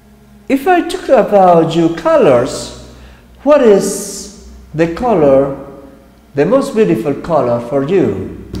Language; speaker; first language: English; non-native, fluent; Spanish